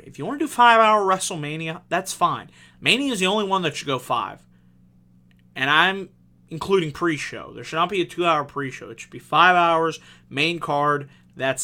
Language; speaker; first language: English; native; English